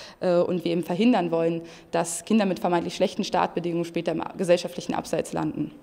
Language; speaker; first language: German; native; German